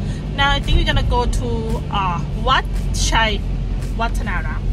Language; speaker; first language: English; non-native, learner; Thai